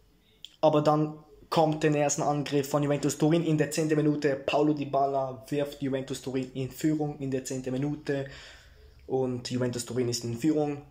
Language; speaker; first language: German; early bilingual, heritage; Italian